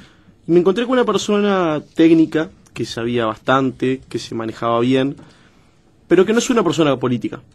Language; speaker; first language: Spanish; native; Spanish